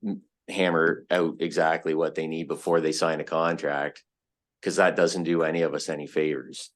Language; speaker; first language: English; native; English